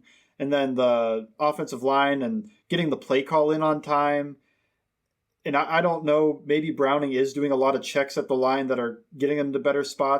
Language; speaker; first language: English; native; English